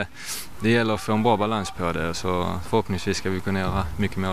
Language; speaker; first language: Swedish; native; Swedish